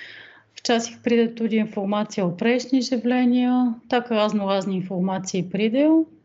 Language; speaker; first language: Slovenian; non-native, fluent; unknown